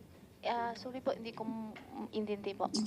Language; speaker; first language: Filipino; non-native, learner; Chinese